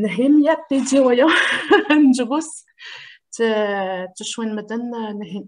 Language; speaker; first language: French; non-native, local second language; Innu-aimun